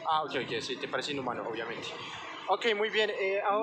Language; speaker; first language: Spanish; non-native, fluent; French